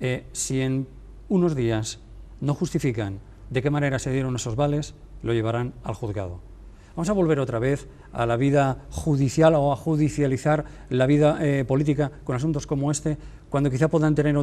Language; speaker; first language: Spanish; native; Spanish